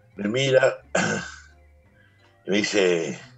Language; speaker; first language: Spanish; native; Spanish